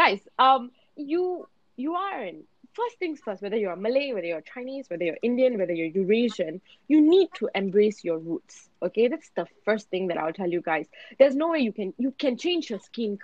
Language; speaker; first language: English; native; English